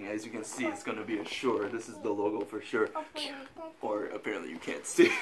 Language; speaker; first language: English; native; English